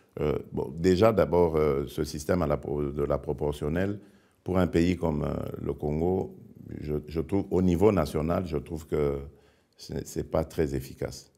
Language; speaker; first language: French; non-native, local second language; Lingala